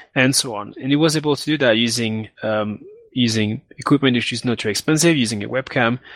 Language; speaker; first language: English; non-native, fluent; French